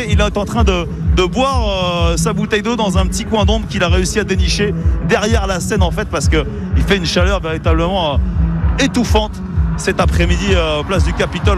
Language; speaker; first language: French; native; French